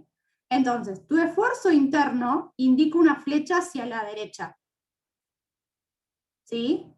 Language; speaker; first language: Spanish; native; Spanish